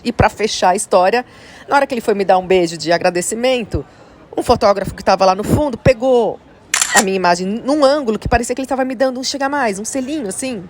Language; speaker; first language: Portuguese; native; Portuguese